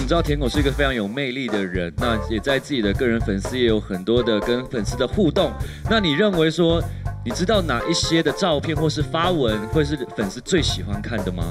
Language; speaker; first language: Chinese; native; Chinese